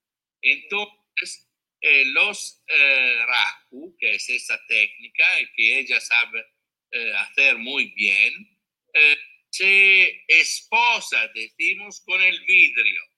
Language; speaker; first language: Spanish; non-native, learner; Italian